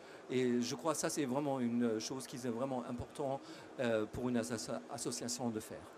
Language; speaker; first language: French; non-native, fluent; German